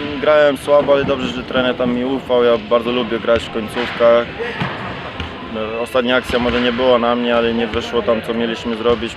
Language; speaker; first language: Polish; non-native, fluent; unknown